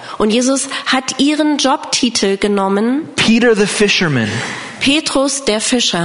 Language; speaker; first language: German; non-native, fluent; English